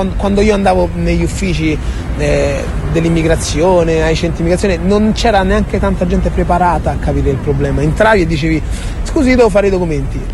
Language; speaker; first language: Italian; early bilingual, other home language; English